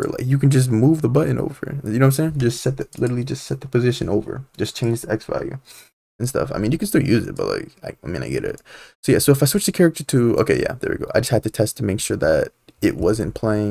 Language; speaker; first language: English; native; English